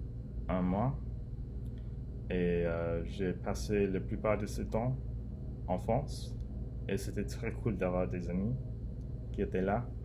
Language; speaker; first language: French; non-native, learner; English